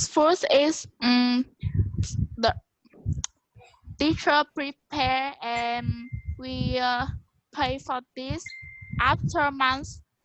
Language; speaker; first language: English; non-native, learner; Vietnamese